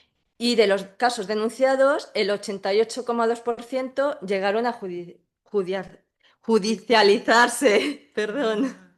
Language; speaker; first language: Spanish; native; Spanish